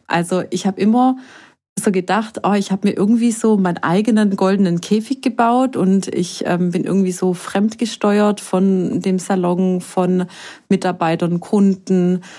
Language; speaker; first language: German; early bilingual, other home language; Croatian